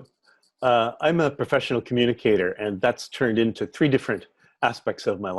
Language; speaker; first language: English; native; English